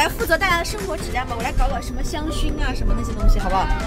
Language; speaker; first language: Chinese; native; Chinese